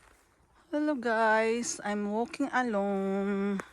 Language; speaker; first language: English; non-native, learner; Filipino